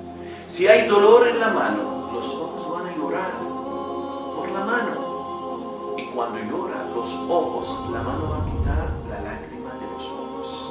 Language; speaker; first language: Spanish; non-native, fluent; Arabic